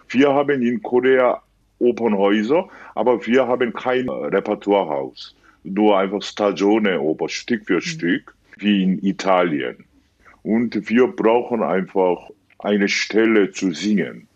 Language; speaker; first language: German; non-native, fluent; Korean